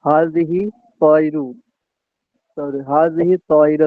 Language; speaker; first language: Arabic; non-native, learner; Urdu